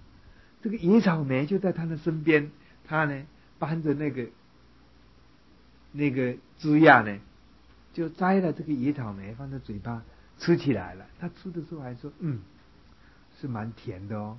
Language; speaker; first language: Chinese; native; Chinese